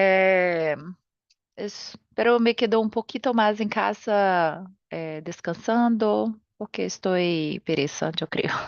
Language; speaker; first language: Spanish; non-native, learner; Portuguese